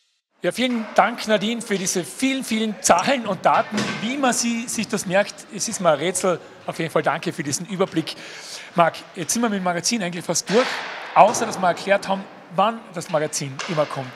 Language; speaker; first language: German; native; German